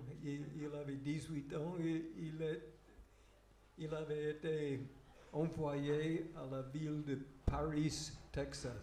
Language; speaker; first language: French; non-native, fluent; English